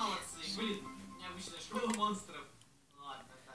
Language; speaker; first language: Russian; native; Russian